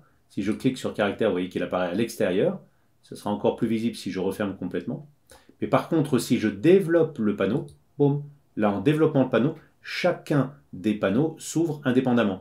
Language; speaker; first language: French; native; French